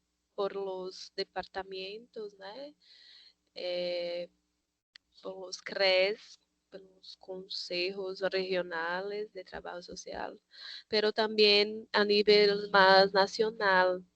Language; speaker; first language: Spanish; non-native, learner; Portuguese